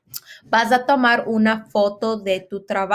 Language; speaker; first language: Spanish; early bilingual, heritage; Spanish